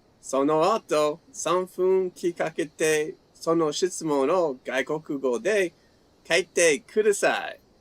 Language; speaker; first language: Japanese; non-native, fluent; English